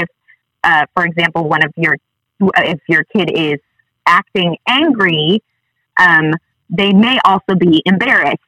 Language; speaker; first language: English; native; English